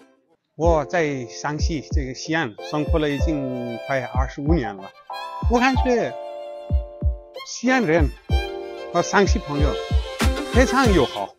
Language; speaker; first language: Chinese; non-native, fluent; Nepali